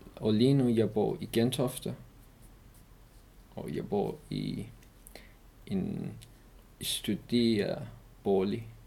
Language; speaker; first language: Danish; non-native, learner; Persian